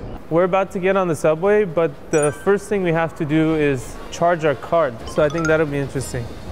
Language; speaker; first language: English; native; English